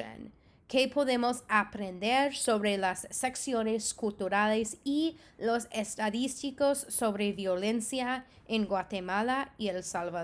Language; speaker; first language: Spanish; non-native, fluent; English